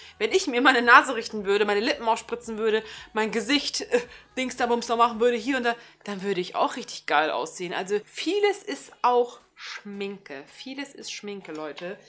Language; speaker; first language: German; early bilingual, other home language; Turkish